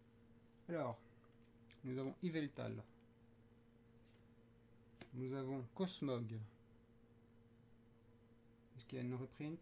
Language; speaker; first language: French; native; French